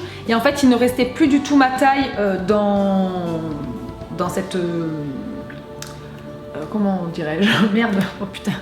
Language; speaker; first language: French; native; French